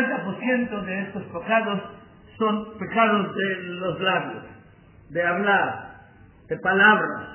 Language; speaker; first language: Spanish; non-native, learner; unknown